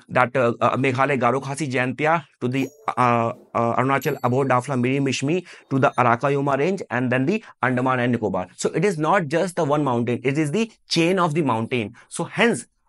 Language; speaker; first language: Hindi; native; Hindi